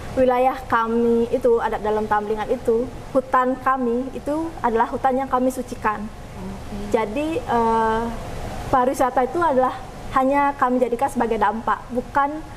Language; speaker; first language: Indonesian; native; Indonesian